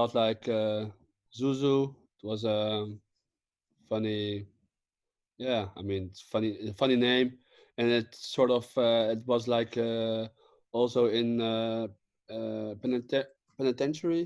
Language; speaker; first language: English; non-native, fluent; Dutch